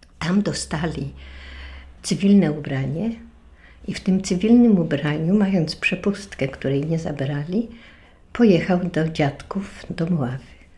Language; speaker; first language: Polish; native; Polish